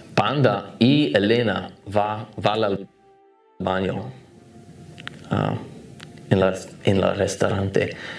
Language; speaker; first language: Spanish; non-native, learner; English